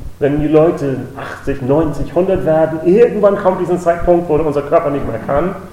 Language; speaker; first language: German; non-native, fluent; English